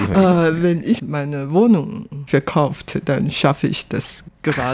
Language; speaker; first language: German; non-native, fluent; Chinese